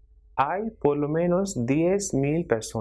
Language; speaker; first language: Spanish; non-native, fluent; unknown